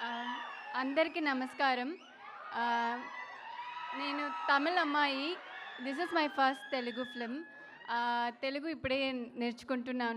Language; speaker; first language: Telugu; non-native, learner; Tamil